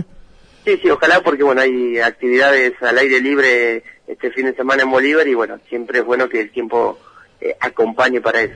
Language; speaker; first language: Spanish; native; Spanish